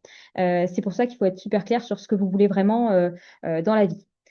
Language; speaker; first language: French; native; French